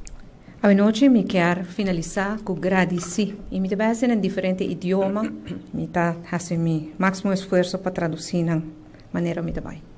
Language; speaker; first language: Spanish; non-native, fluent; Papiamento